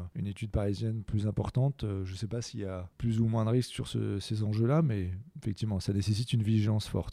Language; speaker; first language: French; native; French